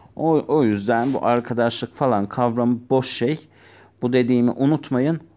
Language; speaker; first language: Turkish; non-native, fluent; Azerbaijani